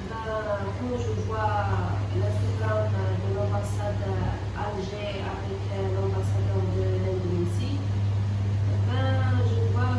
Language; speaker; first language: French; non-native, local second language; Arabic